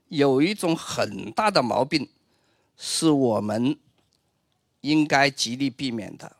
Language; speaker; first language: Chinese; native; Chinese